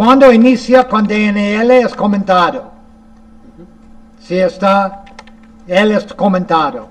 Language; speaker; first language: Spanish; non-native, fluent; English